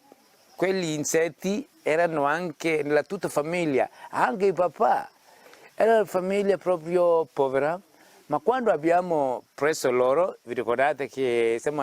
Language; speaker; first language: Italian; non-native, fluent; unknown